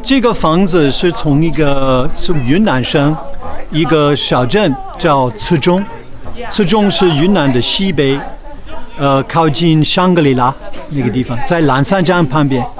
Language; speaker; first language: Chinese; non-native, fluent; English